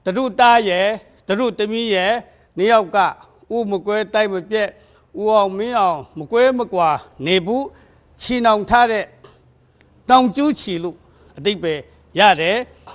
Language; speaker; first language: Burmese; non-native, local second language; Kachin